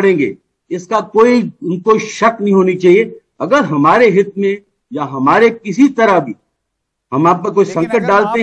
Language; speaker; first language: Hindi; native; Hindi